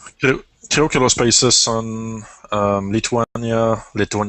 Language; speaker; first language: Spanish; non-native, learner; English